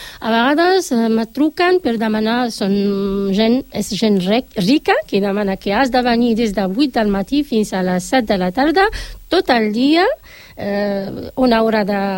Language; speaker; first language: Catalan; non-native, learner; Arabic